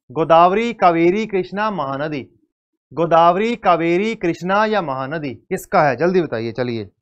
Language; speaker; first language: Hindi; native; Hindi